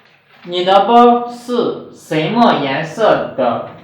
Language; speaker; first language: Chinese; non-native, fluent; Urdu